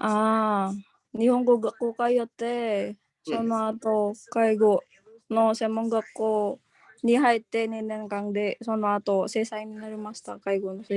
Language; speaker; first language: Japanese; non-native, fluent; Indonesian